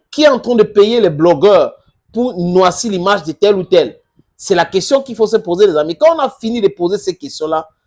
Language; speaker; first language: French; non-native, local second language; English